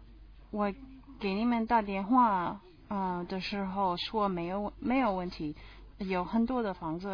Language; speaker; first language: Chinese; non-native, learner; English